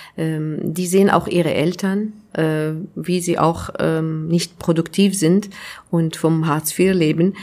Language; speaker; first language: German; non-native, fluent; Arabic